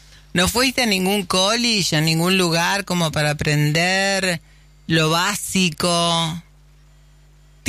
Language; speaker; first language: Spanish; native; Spanish